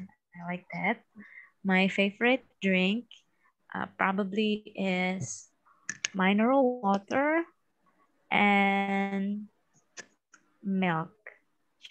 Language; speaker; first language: English; non-native, fluent; Indonesian